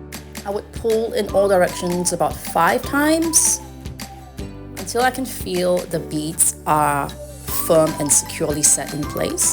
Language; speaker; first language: English; native; English